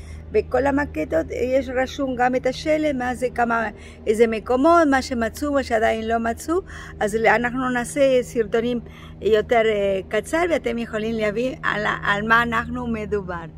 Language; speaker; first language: Hebrew; non-native, learner; Spanish